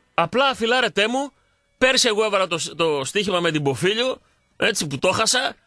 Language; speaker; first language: Greek; native; Greek